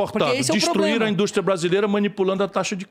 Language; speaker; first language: Portuguese; native; Portuguese